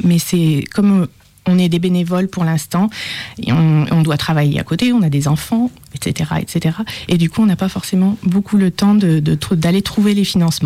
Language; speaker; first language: French; native; French